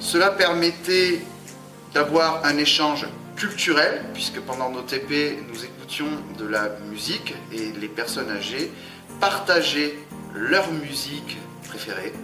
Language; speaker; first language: French; native; French